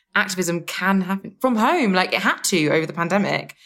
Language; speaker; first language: English; native; English